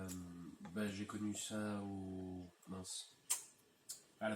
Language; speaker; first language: French; native; French